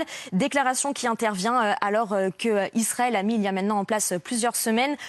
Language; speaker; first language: French; native; French